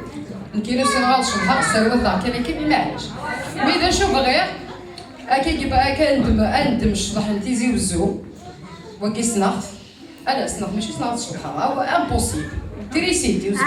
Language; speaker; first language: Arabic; non-native, local second language; Kabyle